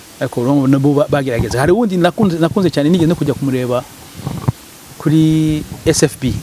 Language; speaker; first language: Kinyarwanda; early bilingual, heritage; Kinyarwanda